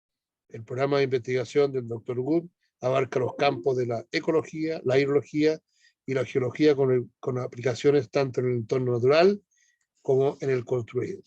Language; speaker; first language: Spanish; native; Spanish